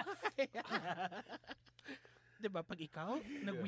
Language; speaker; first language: English; non-native, local second language; Filipino